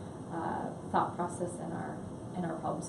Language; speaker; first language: English; native; English